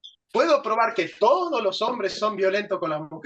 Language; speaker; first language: Spanish; native; Spanish